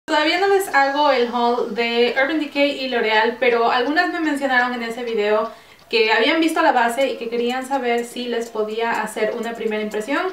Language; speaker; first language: Spanish; early bilingual, heritage; Spanish